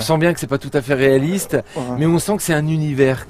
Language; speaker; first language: French; native; French